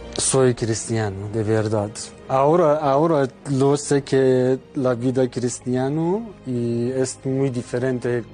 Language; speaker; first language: Spanish; non-native, learner; Persian